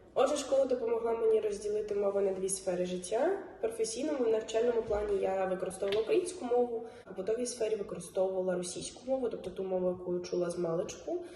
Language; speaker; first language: Ukrainian; non-native, local second language; Russian